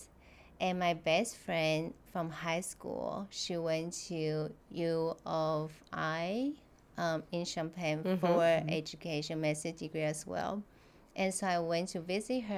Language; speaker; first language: English; non-native, fluent; Chinese